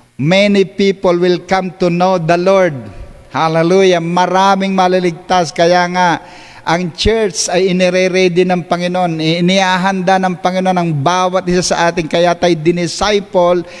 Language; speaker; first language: Filipino; native; Filipino